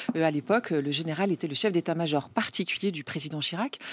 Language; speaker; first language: French; native; French